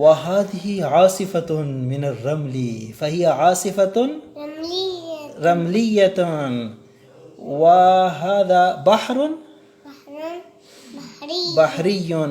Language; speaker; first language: Arabic; non-native, fluent; Urdu